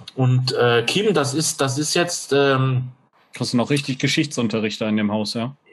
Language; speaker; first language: German; non-native, fluent; French